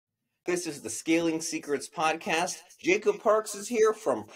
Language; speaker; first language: English; native; English